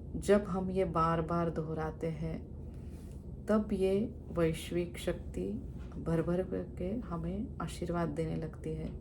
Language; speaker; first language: Hindi; non-native, local second language; Marathi